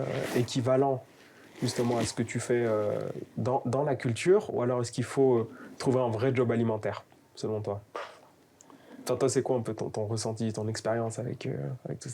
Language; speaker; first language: French; native; French